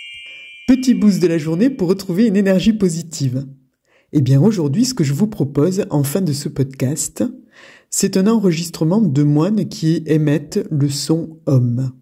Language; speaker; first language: French; native; French